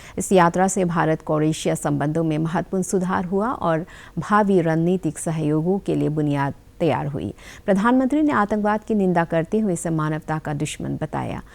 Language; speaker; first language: Hindi; non-native, local second language; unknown